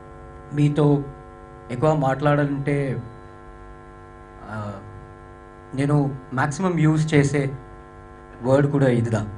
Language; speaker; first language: Telugu; non-native, learner; Hindi